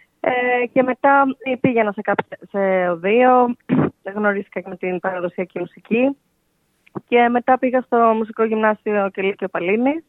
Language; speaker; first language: Greek; native; Greek